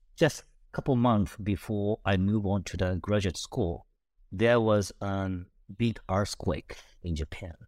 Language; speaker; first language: English; non-native, fluent; Japanese